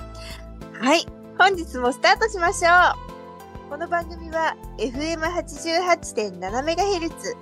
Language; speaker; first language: Japanese; native; Japanese